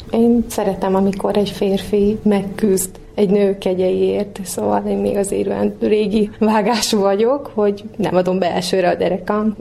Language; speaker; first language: Hungarian; native; Hungarian